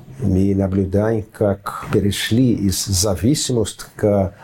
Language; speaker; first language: Russian; non-native, fluent; Portuguese